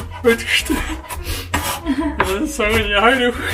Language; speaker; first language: Mongolian; non-native, learner; English